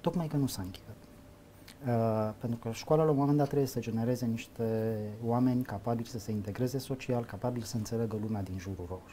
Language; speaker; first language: Romanian; native; Romanian